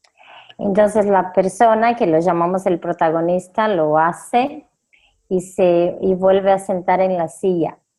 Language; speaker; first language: Spanish; non-native, fluent; Portuguese